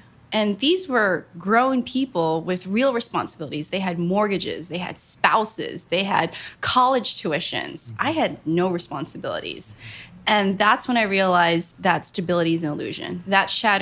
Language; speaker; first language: English; native; English